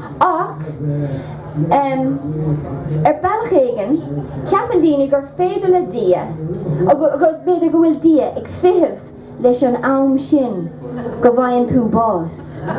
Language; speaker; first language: Irish; non-native, local second language; English